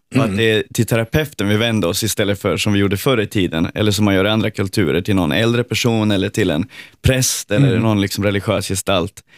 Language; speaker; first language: Swedish; native; Swedish